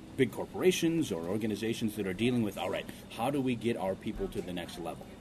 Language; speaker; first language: English; native; English